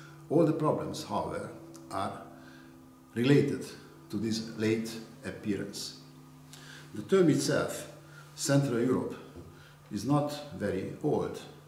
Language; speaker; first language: English; non-native, fluent; Hungarian